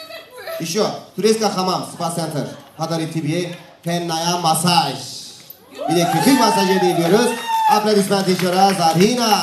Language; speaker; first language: Russian; non-native, learner; Turkish